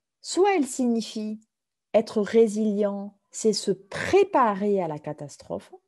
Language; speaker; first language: French; native; French